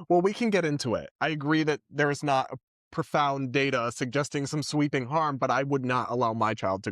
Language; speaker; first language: English; native; English